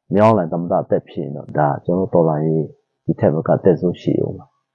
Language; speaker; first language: Burmese; non-native, local second language; Shwe Palaung